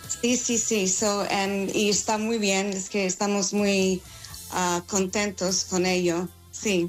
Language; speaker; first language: Spanish; non-native, fluent; English